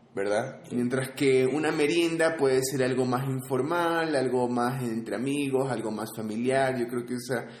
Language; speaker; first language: Spanish; native; Spanish